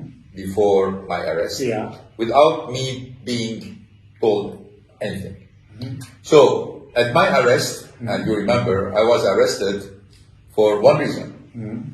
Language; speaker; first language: English; non-native, fluent; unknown